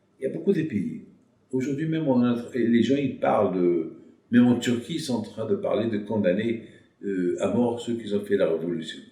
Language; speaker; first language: French; non-native, local second language; Arabic